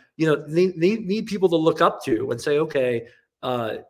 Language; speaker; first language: English; non-native, local second language; Cantonese